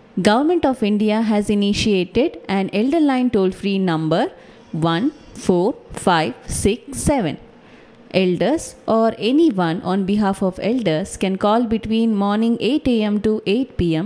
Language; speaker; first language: English; non-native, local second language; Kannada